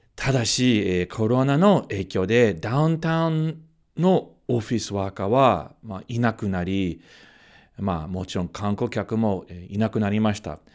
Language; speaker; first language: Japanese; non-native, fluent; English